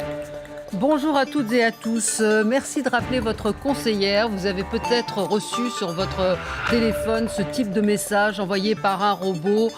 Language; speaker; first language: French; native; French